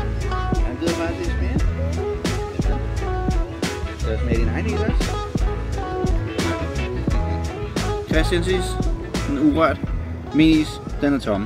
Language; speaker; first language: Danish; native; Danish